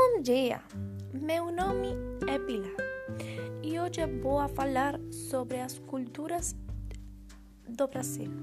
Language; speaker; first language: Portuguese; non-native, learner; Spanish